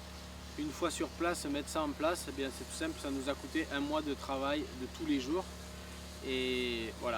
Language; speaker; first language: French; native; French